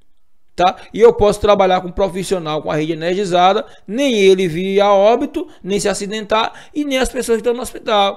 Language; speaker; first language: Portuguese; native; Portuguese